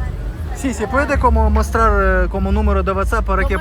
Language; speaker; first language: Spanish; non-native, learner; Russian